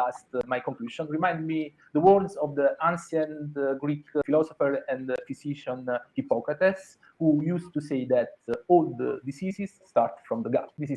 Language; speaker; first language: English; non-native, fluent; Italian